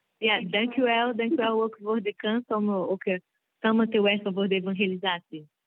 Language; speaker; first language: Dutch; non-native, fluent; Portuguese